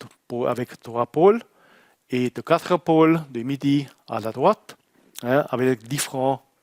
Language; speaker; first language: French; non-native, learner; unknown